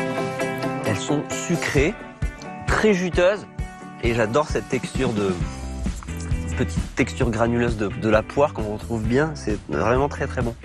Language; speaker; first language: French; native; French